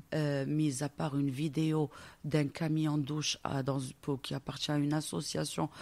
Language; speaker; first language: French; non-native, local second language; Arabic